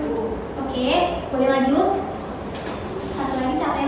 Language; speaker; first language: Indonesian; native; Indonesian